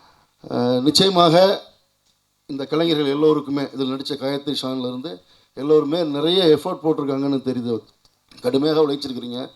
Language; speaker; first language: Tamil; native; Tamil